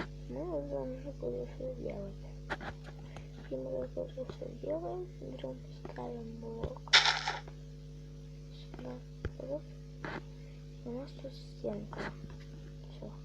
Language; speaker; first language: Russian; native; Russian